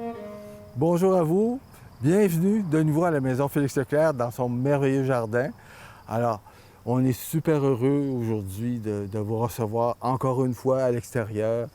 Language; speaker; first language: French; native; French